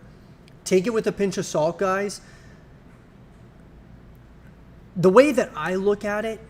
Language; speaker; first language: English; native; English